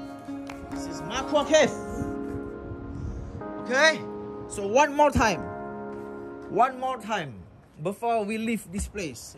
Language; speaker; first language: English; non-native, learner; Indonesian